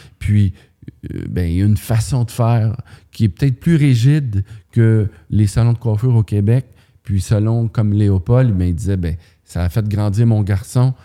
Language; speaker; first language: French; native; French